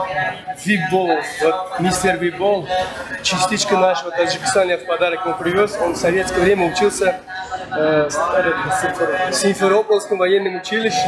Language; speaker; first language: Russian; non-native, local second language; Tajik